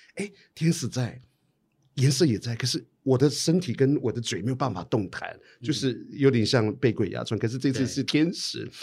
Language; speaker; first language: Chinese; non-native, local second language; Amis